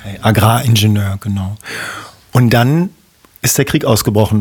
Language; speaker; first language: German; native; German